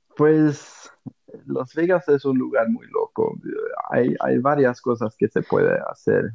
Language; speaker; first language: Spanish; non-native, fluent; German